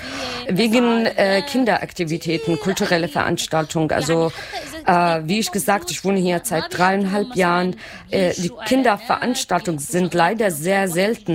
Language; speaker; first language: German; non-native, learner; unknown